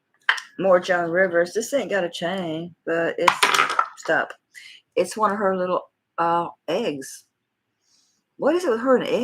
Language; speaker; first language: English; native; English